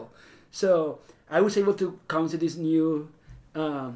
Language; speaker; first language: English; non-native, fluent; Spanish